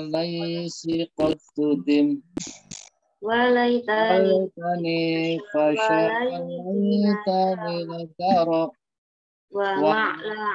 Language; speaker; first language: Arabic; non-native, learner; Indonesian